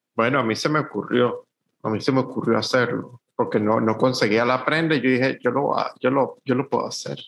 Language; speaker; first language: Spanish; native; Spanish